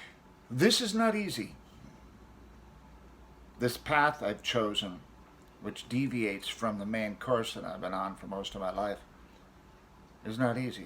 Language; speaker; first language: English; native; English